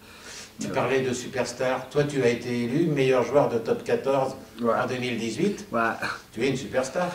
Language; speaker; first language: French; native; French